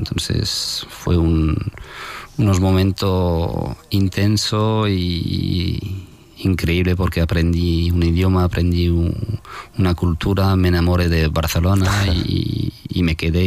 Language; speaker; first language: Spanish; non-native, fluent; French